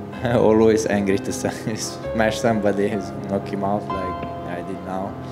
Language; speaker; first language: English; non-native, learner; Chechen